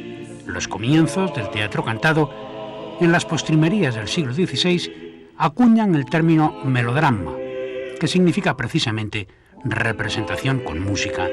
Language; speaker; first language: Spanish; native; Spanish